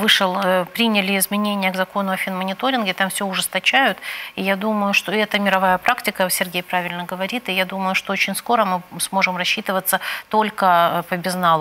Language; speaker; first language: Russian; native; Russian